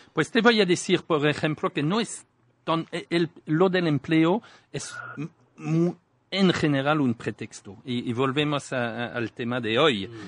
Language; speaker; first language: Spanish; non-native, fluent; French